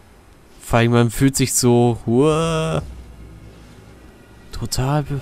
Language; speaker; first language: German; native; German